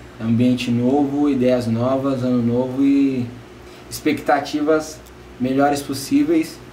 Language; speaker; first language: Portuguese; native; Portuguese